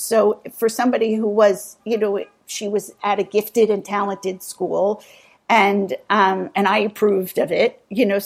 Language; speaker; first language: English; native; English